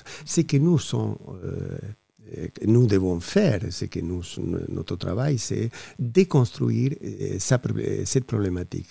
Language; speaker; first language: French; non-native, fluent; Spanish